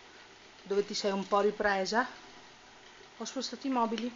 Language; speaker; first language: Italian; native; Italian